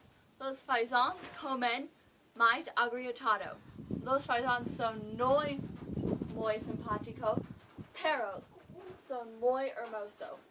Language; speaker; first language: Spanish; non-native, learner; English